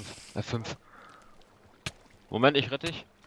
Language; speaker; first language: German; native; German